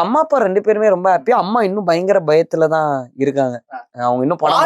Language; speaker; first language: Tamil; native; Tamil